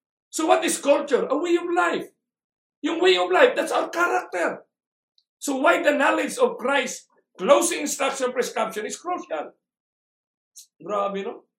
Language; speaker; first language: English; non-native, local second language; Filipino